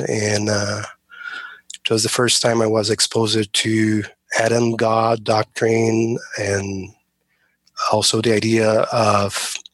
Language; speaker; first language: English; non-native, fluent; Portuguese